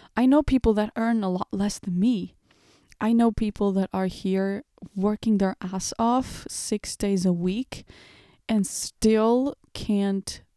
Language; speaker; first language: English; early bilingual, other home language; Portuguese